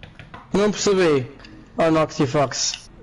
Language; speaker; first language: Portuguese; native; Portuguese